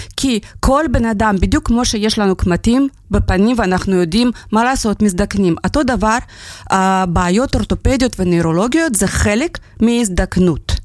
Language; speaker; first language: Hebrew; non-native, fluent; Russian